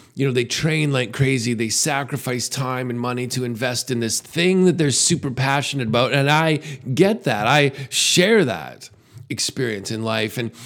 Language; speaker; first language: English; native; English